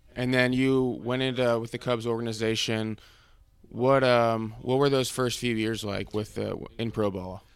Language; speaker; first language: English; native; English